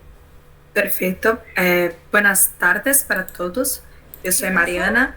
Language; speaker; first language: Spanish; non-native, learner; Portuguese